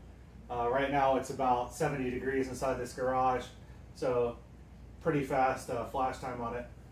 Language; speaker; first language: English; native; English